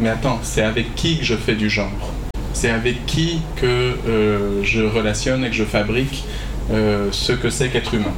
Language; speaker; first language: French; native; French